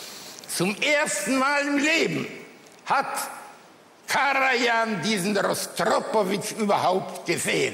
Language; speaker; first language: German; early bilingual, other home language; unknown